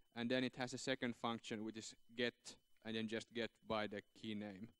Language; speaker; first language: English; non-native, fluent; Finnish